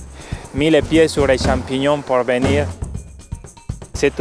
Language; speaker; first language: French; non-native, learner; Spanish